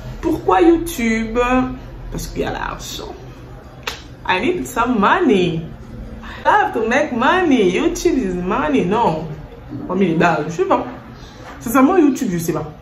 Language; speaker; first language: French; native; French